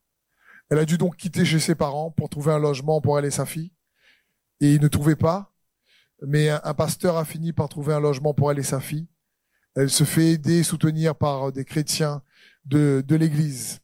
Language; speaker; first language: French; native; French